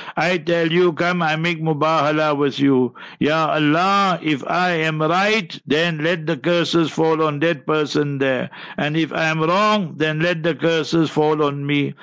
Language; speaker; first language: English; early bilingual, other home language; Urdu